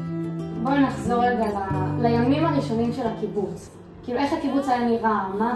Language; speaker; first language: Hebrew; native; Hebrew